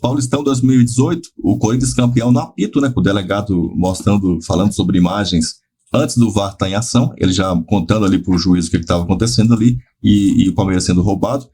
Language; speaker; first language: Portuguese; native; Portuguese